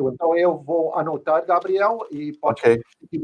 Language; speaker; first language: Portuguese; non-native, fluent; English